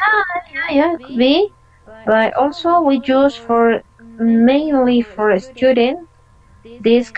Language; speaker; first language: English; non-native, fluent; Spanish